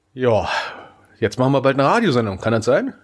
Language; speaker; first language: German; native; German